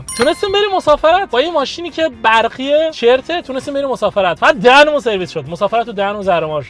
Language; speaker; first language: Persian; native; Persian